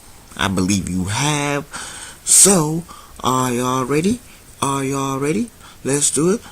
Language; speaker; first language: English; native; English